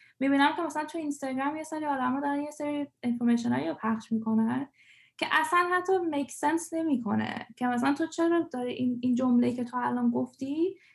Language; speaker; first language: Persian; early bilingual, heritage; Persian